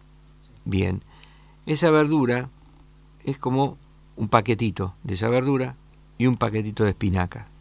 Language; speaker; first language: Spanish; native; Spanish